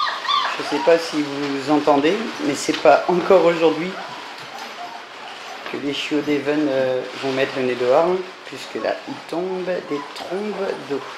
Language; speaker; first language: French; native; French